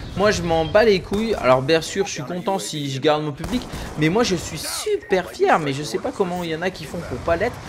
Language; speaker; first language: French; native; French